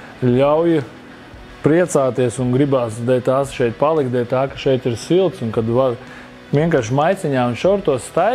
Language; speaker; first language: Latvian; native; Latvian